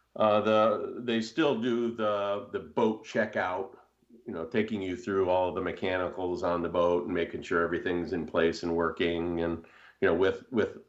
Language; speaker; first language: English; native; English